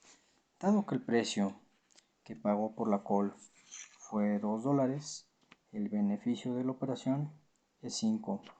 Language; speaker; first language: Spanish; native; Spanish